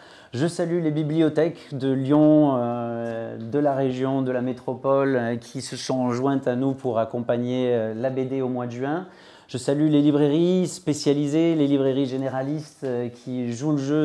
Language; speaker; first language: French; native; French